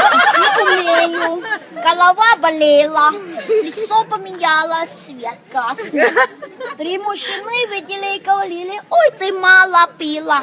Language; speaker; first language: Russian; non-native, learner; Thai